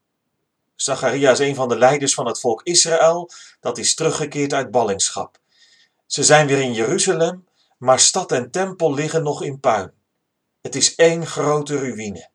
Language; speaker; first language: Dutch; native; Dutch